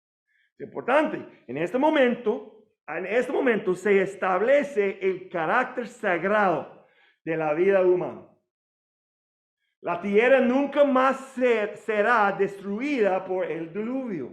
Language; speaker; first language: Spanish; non-native, learner; English